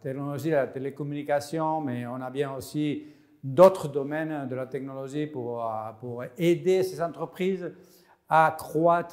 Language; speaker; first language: French; non-native, fluent; Spanish